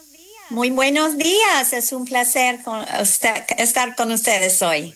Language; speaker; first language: Spanish; non-native, fluent; English